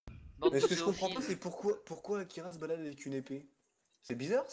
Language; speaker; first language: French; native; French